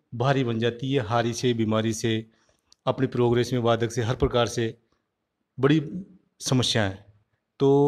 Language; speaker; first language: Hindi; native; Hindi